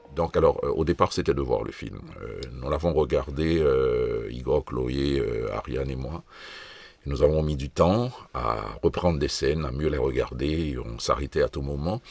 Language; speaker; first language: French; non-native, local second language; Haitian Creole